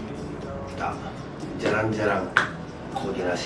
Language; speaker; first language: Indonesian; non-native, learner; Japanese